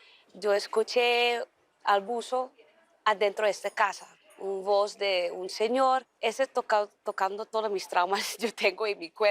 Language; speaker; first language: Spanish; early bilingual, heritage; Dutch